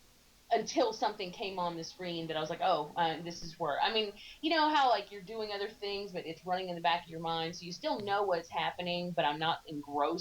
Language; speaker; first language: English; native; English